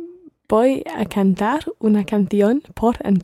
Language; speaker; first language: Spanish; non-native, learner; English